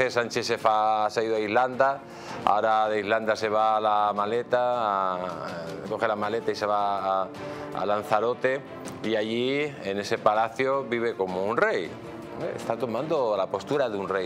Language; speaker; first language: Spanish; native; Spanish